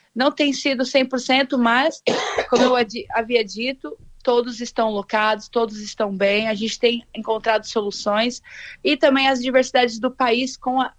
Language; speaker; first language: Portuguese; native; Portuguese